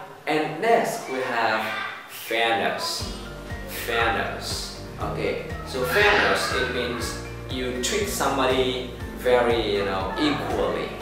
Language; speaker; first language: English; non-native, fluent; Vietnamese